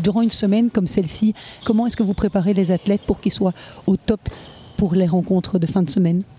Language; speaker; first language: French; native; French